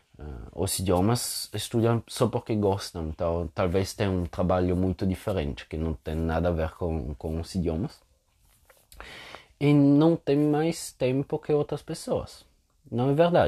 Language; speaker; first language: Portuguese; non-native, fluent; Italian